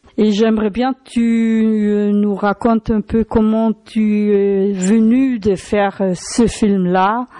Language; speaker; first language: French; non-native, fluent; German